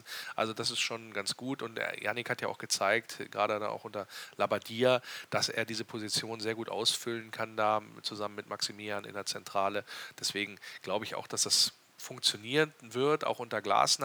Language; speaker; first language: German; native; German